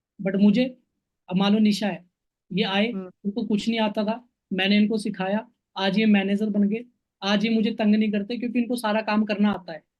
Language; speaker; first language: Hindi; native; Hindi